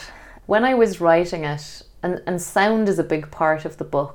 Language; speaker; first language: English; native; English